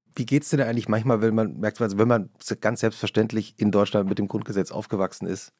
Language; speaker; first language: German; native; German